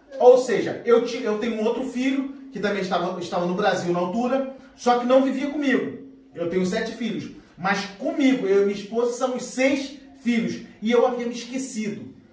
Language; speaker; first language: Portuguese; native; Portuguese